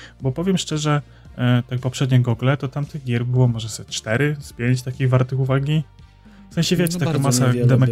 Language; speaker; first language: Polish; native; Polish